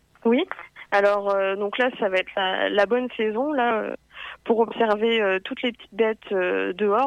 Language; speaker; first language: French; native; French